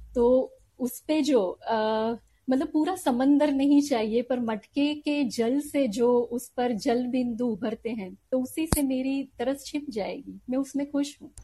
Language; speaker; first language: Hindi; non-native, local second language; Gujarati